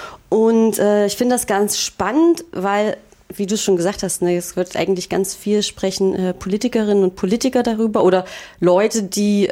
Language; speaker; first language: German; native; German